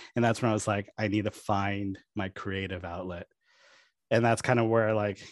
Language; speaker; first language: English; native; English